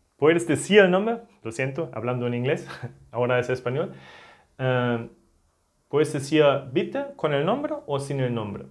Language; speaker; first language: Spanish; non-native, fluent; German